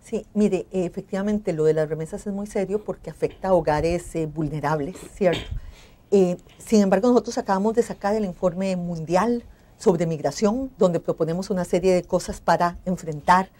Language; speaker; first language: Spanish; native; Spanish